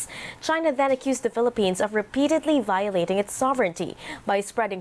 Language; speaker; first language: English; non-native, local second language; Filipino